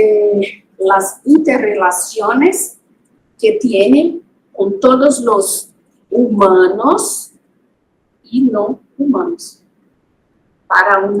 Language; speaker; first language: Spanish; non-native, fluent; Portuguese